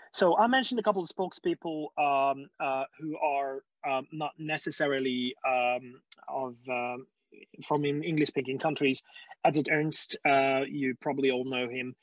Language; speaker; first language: English; non-native, fluent; Hungarian